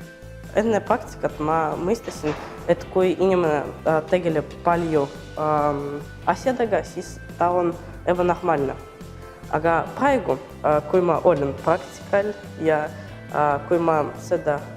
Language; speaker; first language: Estonian; non-native, local second language; Russian